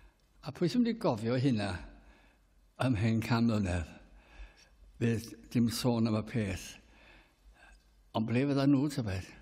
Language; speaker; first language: Welsh; native; Welsh